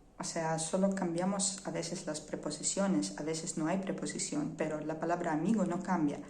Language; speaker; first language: Spanish; non-native, fluent; Ukrainian